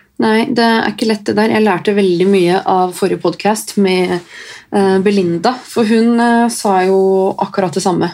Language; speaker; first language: Norwegian; native; Norwegian